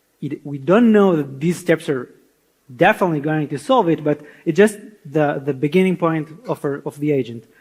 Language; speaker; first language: English; non-native, fluent; Hebrew